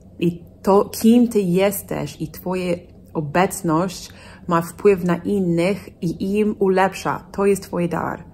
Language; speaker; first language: Polish; non-native, fluent; English